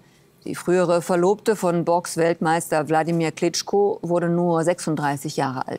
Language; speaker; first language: German; native; German